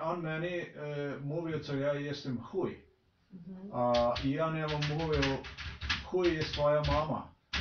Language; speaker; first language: Polish; non-native, learner; Slovenian